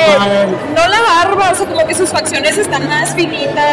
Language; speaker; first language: Spanish; native; Spanish